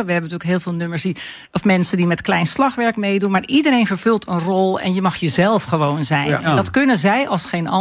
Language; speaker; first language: Dutch; native; Dutch